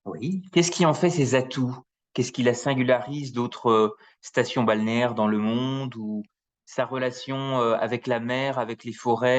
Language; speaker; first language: French; native; French